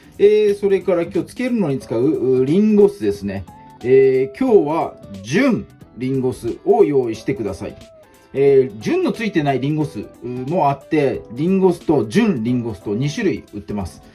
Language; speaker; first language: Japanese; native; Japanese